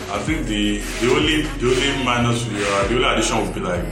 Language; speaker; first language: English; non-native, local second language; Yoruba